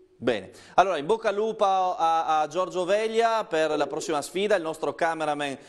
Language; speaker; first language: Italian; native; Italian